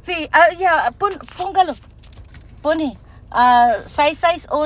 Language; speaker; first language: Spanish; non-native, learner; Waray